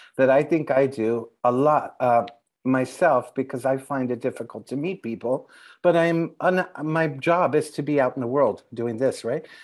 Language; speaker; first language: English; native; English